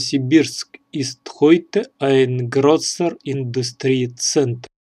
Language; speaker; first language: German; non-native, learner; Russian